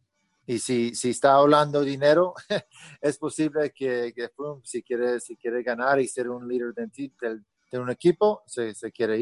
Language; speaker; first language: Spanish; early bilingual, heritage; Spanish